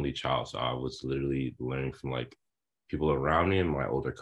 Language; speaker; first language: English; native; English